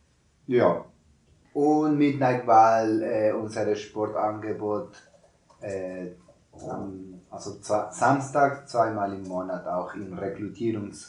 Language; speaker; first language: German; non-native, learner; Spanish